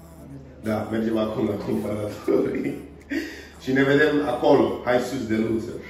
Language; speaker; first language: Romanian; non-native, learner; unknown